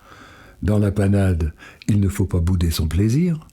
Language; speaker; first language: French; native; French